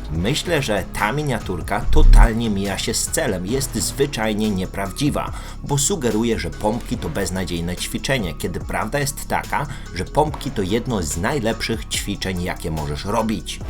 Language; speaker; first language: Polish; native; Polish